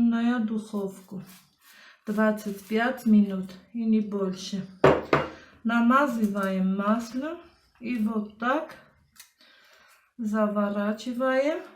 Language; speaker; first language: Russian; non-native, local second language; Armenian